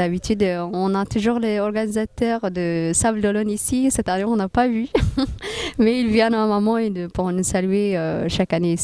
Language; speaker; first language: French; non-native, fluent; Tigrinya